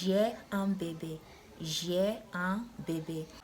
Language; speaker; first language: French; non-native, fluent; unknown